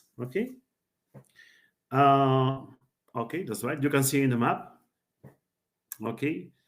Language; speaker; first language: English; non-native, learner; Spanish